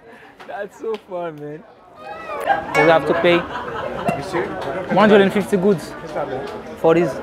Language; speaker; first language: English; non-native, fluent; Haitian Creole